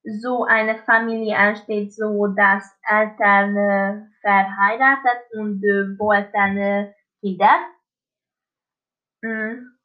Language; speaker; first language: German; non-native, learner; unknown